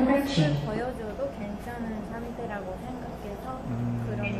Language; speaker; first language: Korean; non-native, fluent; Japanese